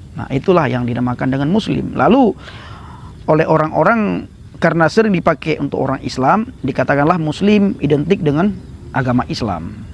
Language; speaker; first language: Indonesian; non-native, local second language; Achinese